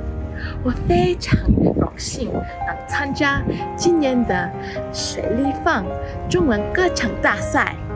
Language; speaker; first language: Chinese; non-native, learner; English